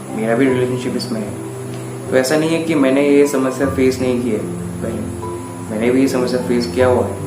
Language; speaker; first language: Hindi; non-native, local second language; Assamese